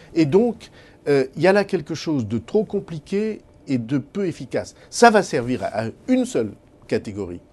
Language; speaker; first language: French; native; French